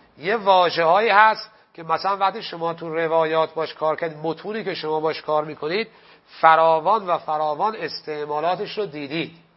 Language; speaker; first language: Persian; native; Persian